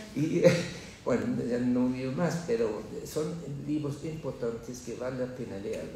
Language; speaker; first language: Spanish; non-native, fluent; German